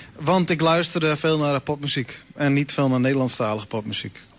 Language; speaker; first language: Dutch; non-native, local second language; Western Frisian